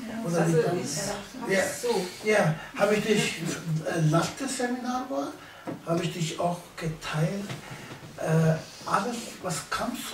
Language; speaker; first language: German; non-native, learner; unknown